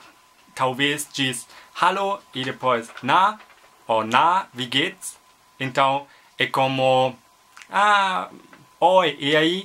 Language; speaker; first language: Portuguese; non-native, learner; German